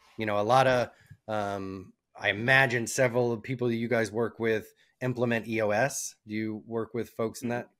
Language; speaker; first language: English; native; English